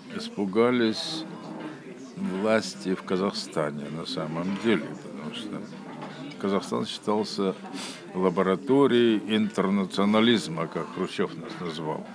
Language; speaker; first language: Russian; native; Russian